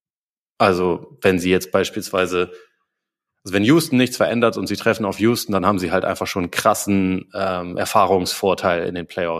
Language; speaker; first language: German; native; German